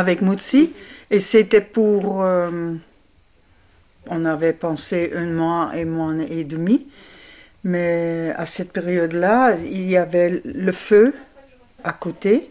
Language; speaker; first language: French; non-native, fluent; Dutch